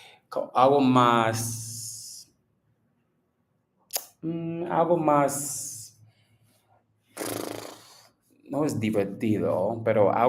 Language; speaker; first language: Spanish; non-native, learner; English